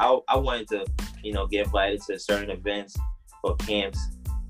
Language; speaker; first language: English; native; English